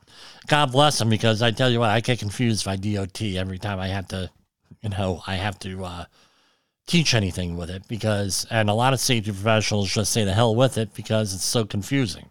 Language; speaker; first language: English; native; English